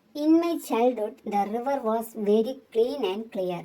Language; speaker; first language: English; non-native, local second language; Malayalam